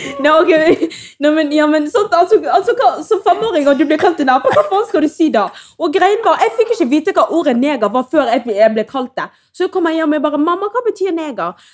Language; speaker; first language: Norwegian; early bilingual, other home language; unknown